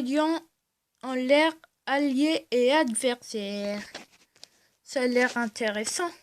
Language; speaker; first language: French; native; French